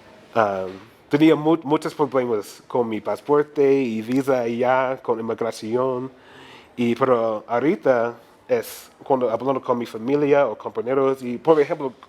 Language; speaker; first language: Spanish; non-native, learner; English